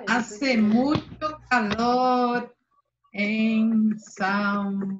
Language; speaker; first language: Spanish; non-native, fluent; Portuguese